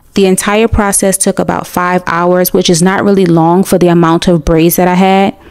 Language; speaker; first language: English; native; English